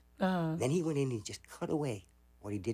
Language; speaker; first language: English; native; English